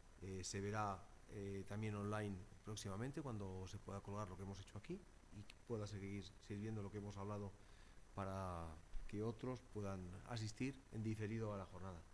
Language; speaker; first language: Spanish; native; Spanish